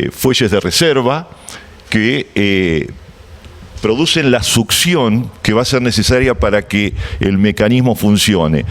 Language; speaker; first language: Spanish; native; Spanish